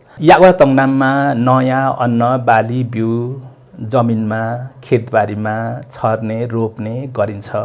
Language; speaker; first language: Nepali; non-native, local second language; Limbu